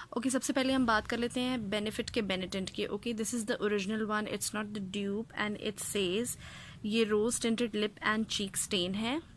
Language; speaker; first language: Urdu; native; Urdu